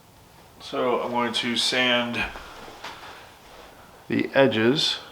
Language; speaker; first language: English; native; English